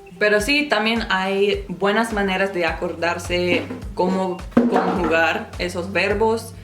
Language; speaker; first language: Spanish; non-native, fluent; English